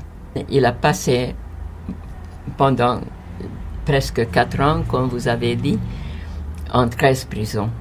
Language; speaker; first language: French; non-native, fluent; Hungarian